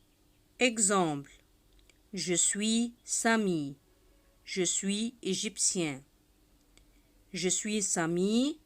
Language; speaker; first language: French; non-native, fluent; Arabic